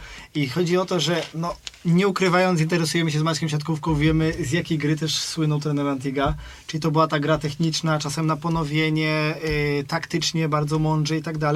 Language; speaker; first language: Polish; native; Polish